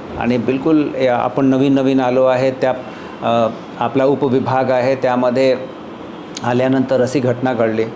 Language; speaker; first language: Marathi; non-native, fluent; Hindi